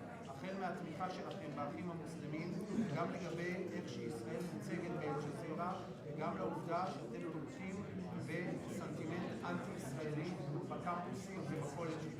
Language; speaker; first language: Hebrew; native; Hebrew